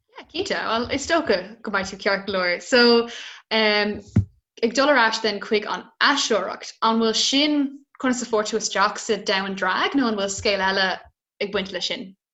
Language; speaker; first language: Irish; non-native, local second language; English